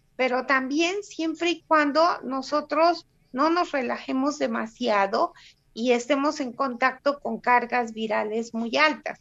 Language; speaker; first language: Spanish; non-native, fluent; Russian